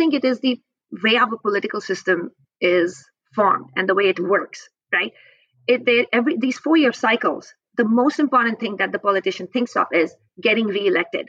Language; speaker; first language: English; non-native, local second language; Hindi